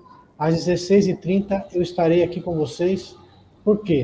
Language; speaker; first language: Portuguese; native; Portuguese